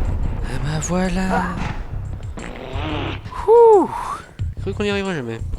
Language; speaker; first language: French; native; French